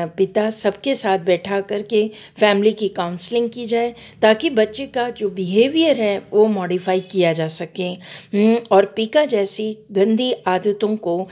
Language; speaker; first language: Hindi; native; Hindi